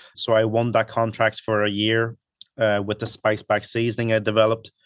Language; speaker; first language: English; early bilingual, other home language; Cantonese